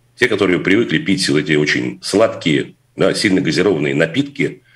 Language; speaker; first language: Russian; native; Russian